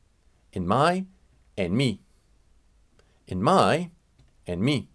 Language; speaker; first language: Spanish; non-native, fluent; English